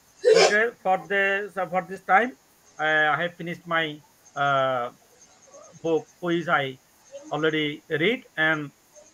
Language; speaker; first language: English; non-native, learner; Bangla